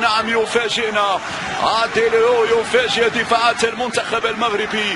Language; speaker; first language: Arabic; native; Arabic